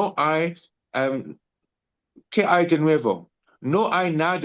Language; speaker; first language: Spanish; non-native, fluent; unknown